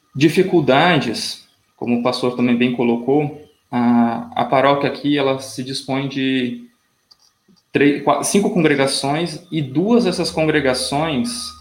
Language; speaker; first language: Portuguese; native; Portuguese